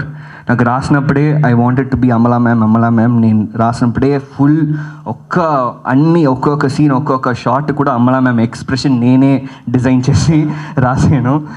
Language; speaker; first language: Telugu; early bilingual, heritage; Telugu